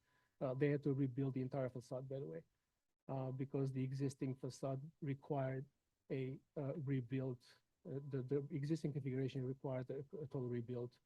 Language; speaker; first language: English; non-native, fluent; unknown